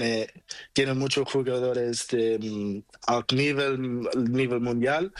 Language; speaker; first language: Spanish; non-native, learner; Portuguese